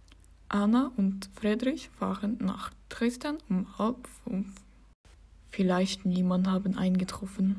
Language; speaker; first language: German; non-native, learner; Norwegian